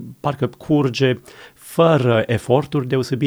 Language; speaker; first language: Romanian; non-native, fluent; English